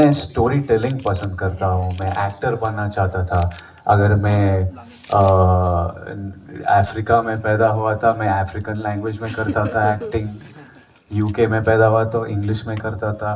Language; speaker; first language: Hindi; non-native, local second language; Telugu